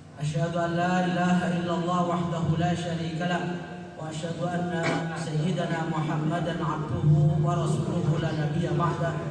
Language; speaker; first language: Indonesian; non-native, local second language; Javanese